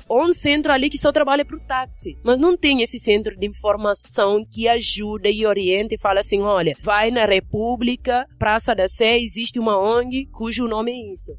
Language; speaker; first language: Portuguese; non-native, fluent; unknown